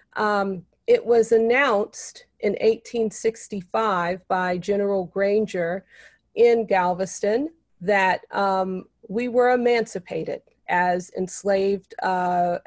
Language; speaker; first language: English; native; English